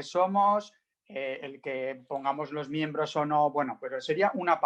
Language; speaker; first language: Spanish; native; Spanish